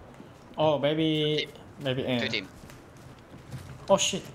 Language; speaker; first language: English; non-native, learner; Korean